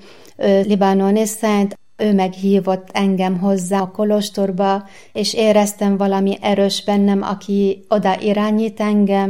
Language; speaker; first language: Hungarian; non-native, fluent; Arabic